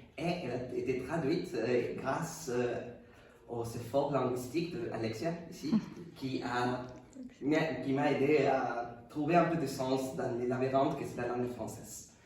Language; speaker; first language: French; non-native, fluent; Spanish